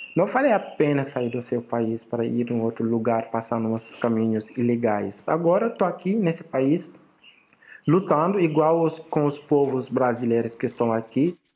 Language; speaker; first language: Portuguese; non-native, fluent; Wolof